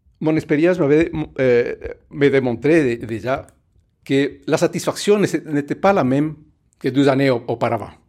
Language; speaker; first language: French; non-native, fluent; Spanish